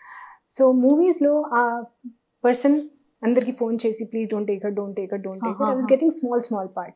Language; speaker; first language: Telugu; non-native, learner; Hindi